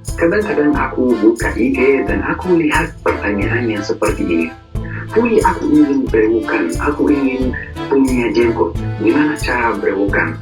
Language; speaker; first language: Indonesian; non-native, fluent; Arabic